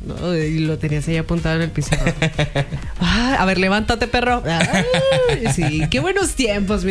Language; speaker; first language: Spanish; native; Spanish